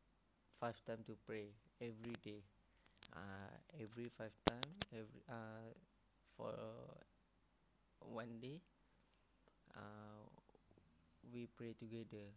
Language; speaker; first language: English; non-native, learner; Malay